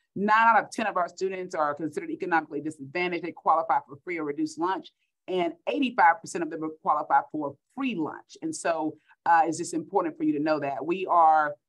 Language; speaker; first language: English; native; English